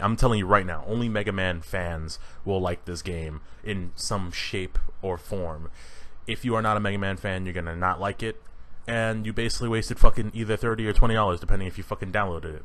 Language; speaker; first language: English; native; English